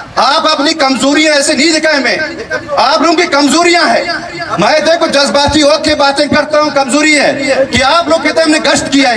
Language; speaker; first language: Urdu; non-native, local second language; Baluchi